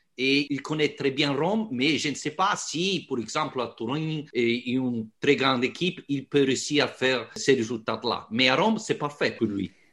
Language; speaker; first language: French; non-native, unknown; Italian